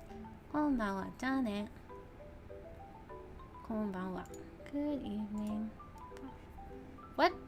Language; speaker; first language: Japanese; non-native, learner; English